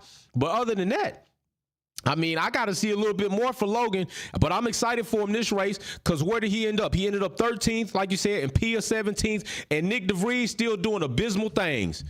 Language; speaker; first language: English; native; English